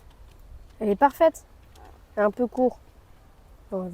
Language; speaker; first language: French; native; French